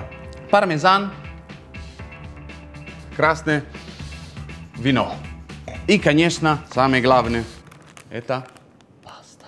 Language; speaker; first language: Russian; non-native, fluent; Italian